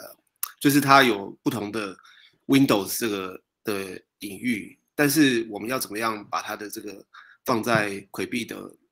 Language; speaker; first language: Chinese; native; Chinese